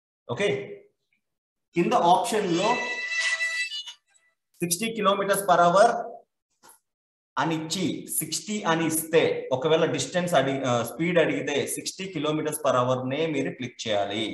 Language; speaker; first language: Telugu; native; Telugu